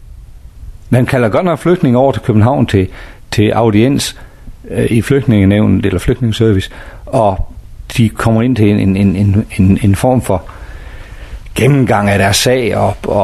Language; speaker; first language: Danish; native; Danish